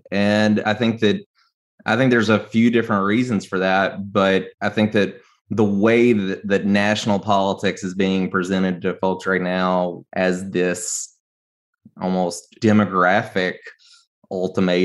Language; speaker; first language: English; native; English